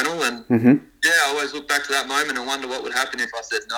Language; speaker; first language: English; native; English